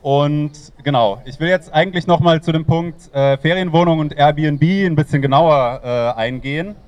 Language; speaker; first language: German; native; German